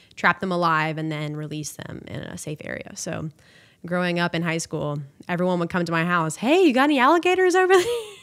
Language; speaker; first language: English; native; English